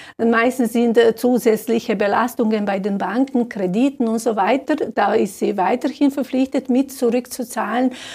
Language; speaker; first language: German; non-native, fluent; Serbian